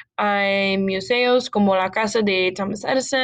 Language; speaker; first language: Spanish; non-native, learner; English